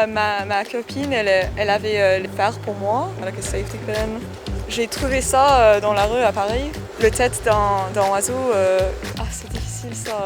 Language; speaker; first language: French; non-native, learner; English